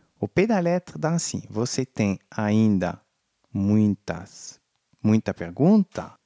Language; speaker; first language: Portuguese; non-native, fluent; French